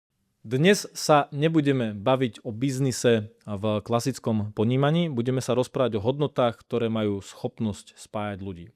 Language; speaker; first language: Slovak; native; Slovak